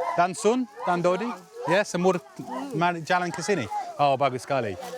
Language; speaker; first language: Indonesian; non-native, learner; English